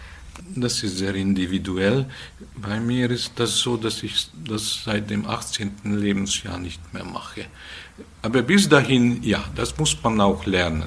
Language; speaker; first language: German; non-native, fluent; Hungarian